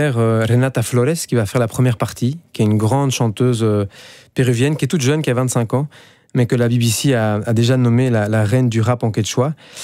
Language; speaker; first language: French; native; French